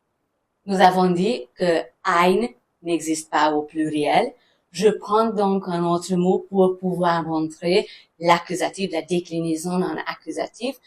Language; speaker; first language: French; non-native, fluent; German